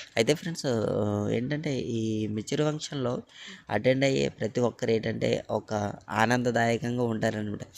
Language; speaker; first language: Telugu; native; Telugu